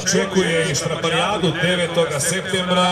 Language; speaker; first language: Serbian; native; Serbian